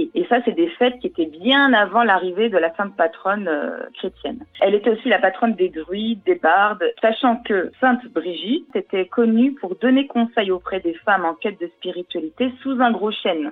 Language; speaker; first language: French; native; French